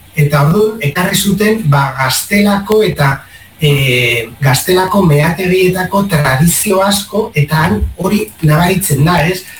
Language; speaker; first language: Basque; non-native, local second language; Spanish